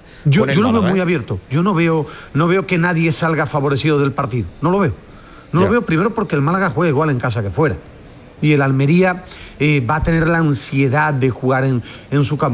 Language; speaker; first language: Spanish; native; Spanish